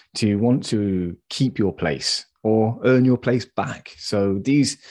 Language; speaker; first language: English; native; English